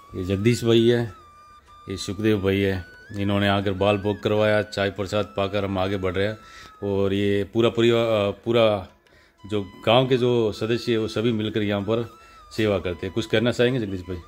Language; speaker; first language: Hindi; non-native, local second language; Gujarati